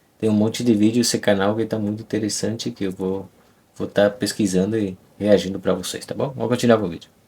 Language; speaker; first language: Portuguese; non-native, fluent; Spanish